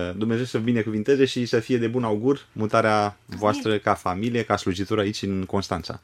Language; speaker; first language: Romanian; native; Romanian